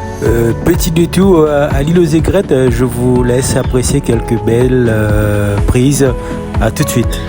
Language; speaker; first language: French; non-native, local second language; Morisyen